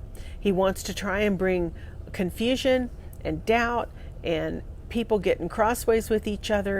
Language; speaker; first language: English; native; English